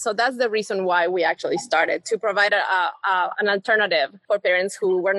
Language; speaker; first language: English; non-native, fluent; Spanish